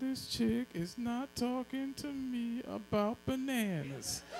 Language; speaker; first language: English; native; English